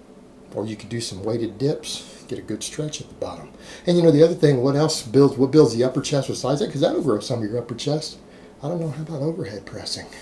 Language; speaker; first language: English; native; English